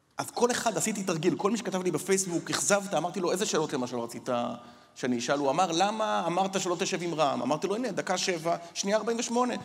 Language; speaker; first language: Hebrew; native; Hebrew